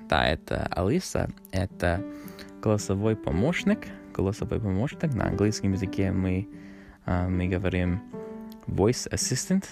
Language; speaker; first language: Russian; non-native, learner; English